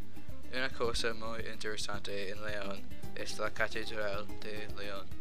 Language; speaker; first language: Spanish; non-native, learner; English